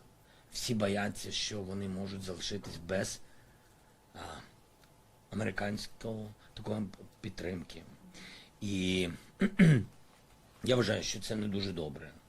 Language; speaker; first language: Ukrainian; non-native, local second language; Russian